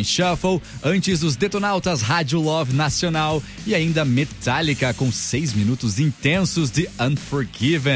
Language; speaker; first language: Portuguese; native; Portuguese